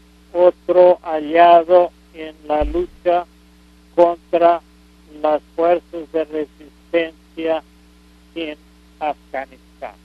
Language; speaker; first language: Spanish; non-native, fluent; English